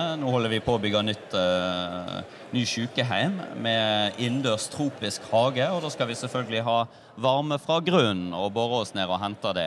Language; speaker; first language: Norwegian; native; Norwegian